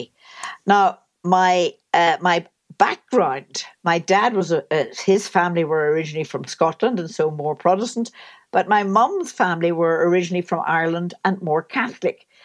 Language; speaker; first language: English; native; English